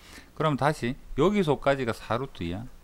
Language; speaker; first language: Korean; native; Korean